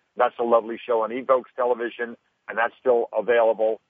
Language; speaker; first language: English; native; English